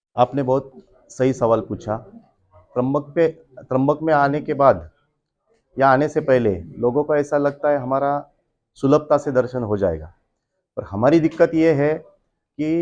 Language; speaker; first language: Hindi; non-native, local second language; Marathi